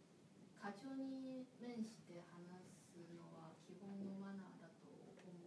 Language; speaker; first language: Japanese; non-native, learner; Thai